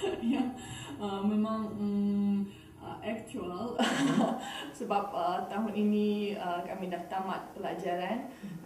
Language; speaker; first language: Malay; non-native, learner; Russian